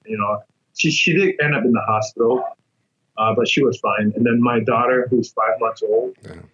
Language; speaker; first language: English; non-native, fluent; Burmese